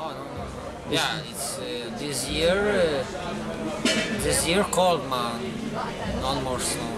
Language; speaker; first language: English; non-native, learner; Ukrainian